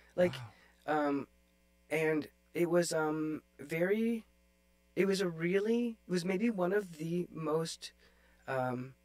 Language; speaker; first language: English; native; English